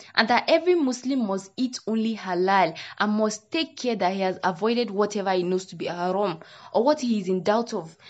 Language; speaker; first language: English; non-native, local second language; Yoruba